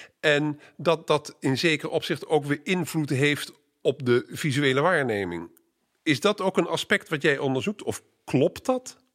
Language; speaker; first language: Dutch; native; Dutch